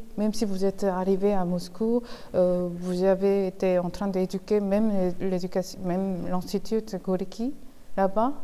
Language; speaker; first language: French; non-native, fluent; Korean